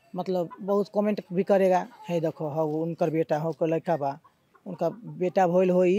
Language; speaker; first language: Hindi; native; Hindi